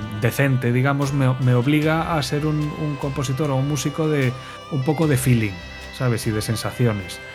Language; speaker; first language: Spanish; native; Spanish